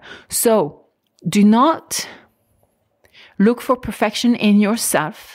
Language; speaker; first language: English; non-native, fluent; French